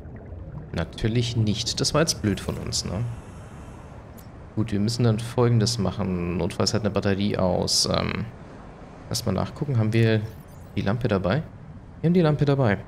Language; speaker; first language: German; native; German